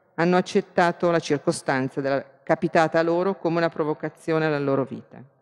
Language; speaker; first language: Italian; native; Italian